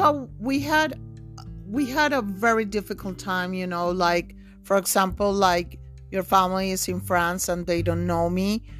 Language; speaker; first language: English; non-native, fluent; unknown